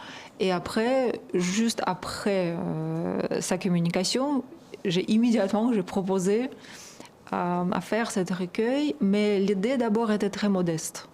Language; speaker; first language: French; non-native, fluent; Russian